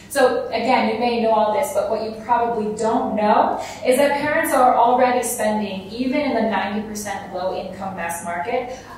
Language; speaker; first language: English; native; English